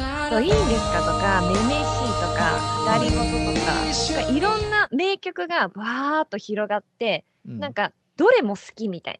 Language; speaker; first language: Japanese; native; Japanese